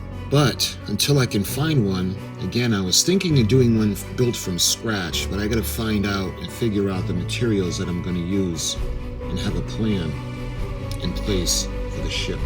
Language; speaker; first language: English; native; English